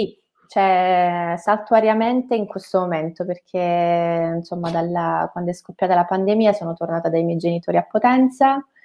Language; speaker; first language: Italian; early bilingual, other home language; Persian